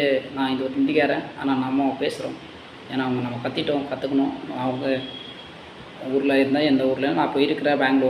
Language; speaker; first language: Tamil; non-native, learner; Hindi